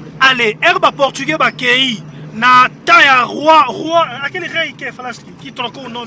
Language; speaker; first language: Portuguese; non-native, learner; Lingala